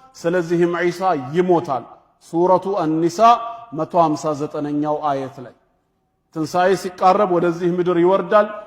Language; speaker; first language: Amharic; non-native, local second language; Oromo